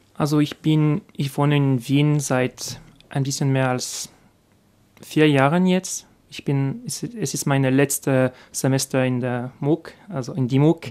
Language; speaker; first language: German; non-native, learner; French